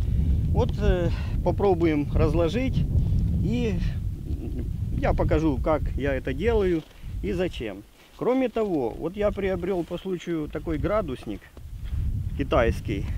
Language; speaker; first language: Russian; native; Russian